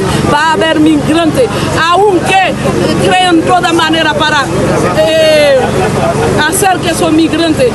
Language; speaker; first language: Spanish; non-native, fluent; Haitian Creole